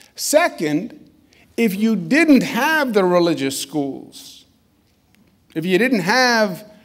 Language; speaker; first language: English; native; English